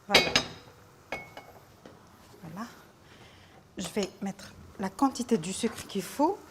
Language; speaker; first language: French; non-native, local second language; Arabic